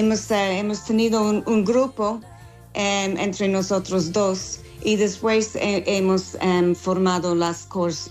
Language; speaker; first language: Spanish; non-native, learner; English